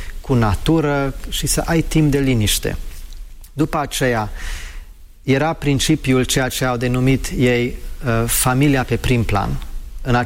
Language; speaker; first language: Romanian; non-native, fluent; English